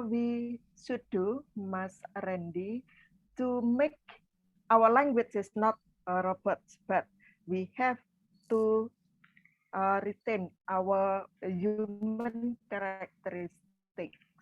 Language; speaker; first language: English; non-native, fluent; Indonesian